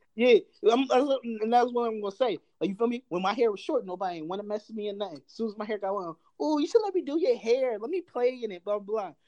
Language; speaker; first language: English; native; English